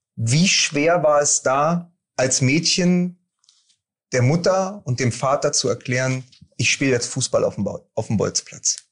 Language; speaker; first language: German; native; German